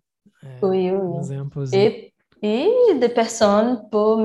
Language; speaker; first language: French; non-native, learner; Portuguese